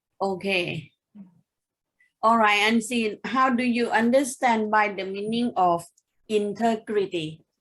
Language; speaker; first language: English; non-native, fluent; Thai